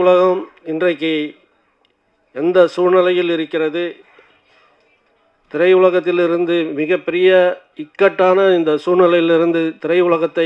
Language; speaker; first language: Tamil; native; Tamil